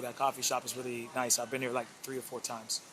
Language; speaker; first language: English; native; English